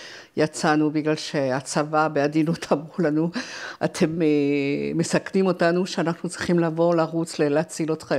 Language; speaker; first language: Hebrew; non-native, fluent; French